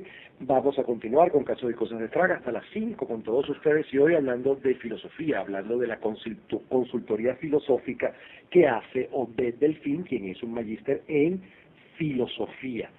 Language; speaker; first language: Spanish; native; Spanish